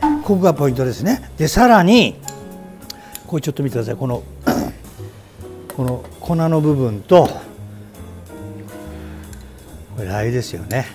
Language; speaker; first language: Japanese; native; Japanese